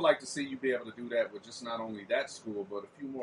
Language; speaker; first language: English; native; English